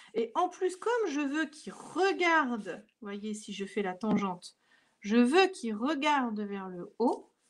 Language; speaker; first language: French; native; French